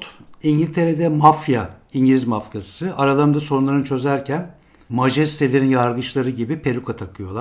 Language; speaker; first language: Turkish; native; Turkish